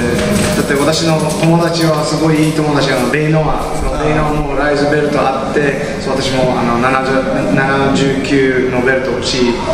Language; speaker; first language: Japanese; non-native, learner; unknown